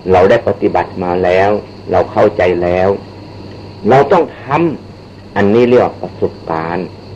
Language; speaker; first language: Thai; native; Thai